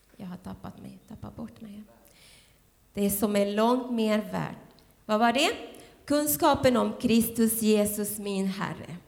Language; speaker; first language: Swedish; non-native, fluent; Spanish